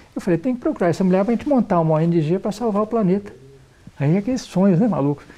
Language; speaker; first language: Portuguese; native; Portuguese